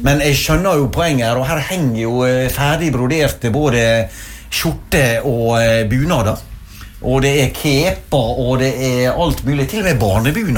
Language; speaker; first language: Norwegian; native; Norwegian